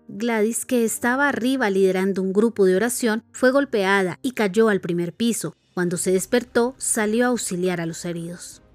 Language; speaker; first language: Spanish; native; Spanish